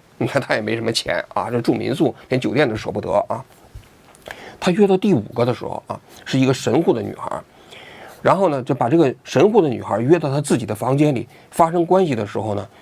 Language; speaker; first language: Chinese; native; Chinese